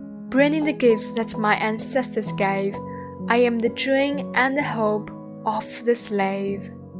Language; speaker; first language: English; non-native, fluent; Chinese